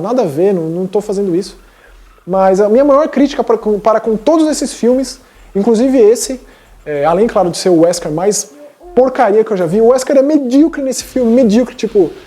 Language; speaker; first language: Portuguese; native; Portuguese